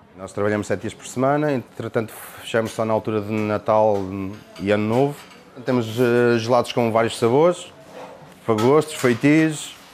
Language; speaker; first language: Portuguese; native; Portuguese